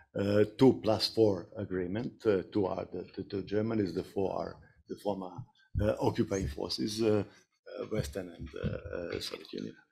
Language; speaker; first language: English; non-native, fluent; Serbian